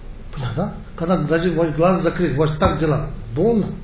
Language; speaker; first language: Russian; non-native, learner; Tibetan